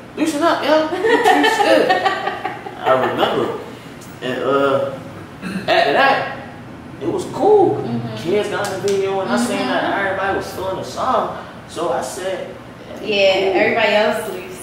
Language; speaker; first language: English; native; English